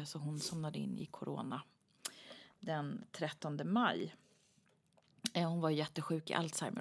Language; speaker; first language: Swedish; native; Swedish